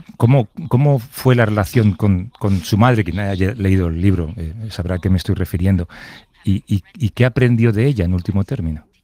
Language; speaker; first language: Spanish; native; Spanish